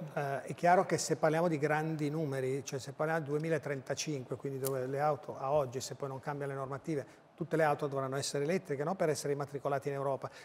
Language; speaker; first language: Italian; native; Italian